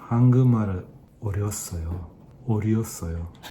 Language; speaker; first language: Korean; non-native, learner; Japanese